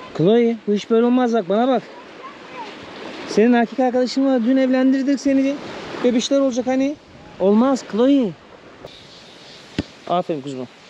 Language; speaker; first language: Turkish; native; Turkish